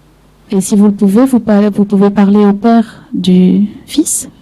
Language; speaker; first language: French; native; French